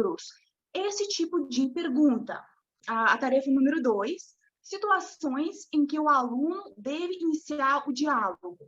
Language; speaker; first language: Portuguese; non-native, fluent; Russian